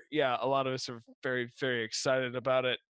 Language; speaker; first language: English; native; English